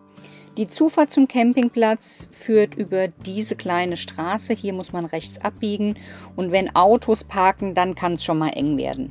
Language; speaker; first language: German; native; German